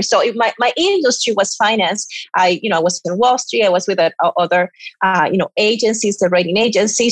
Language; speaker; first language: English; non-native, fluent; Spanish